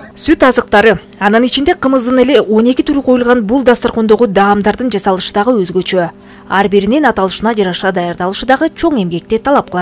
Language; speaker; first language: Kyrgyz; native; Kyrgyz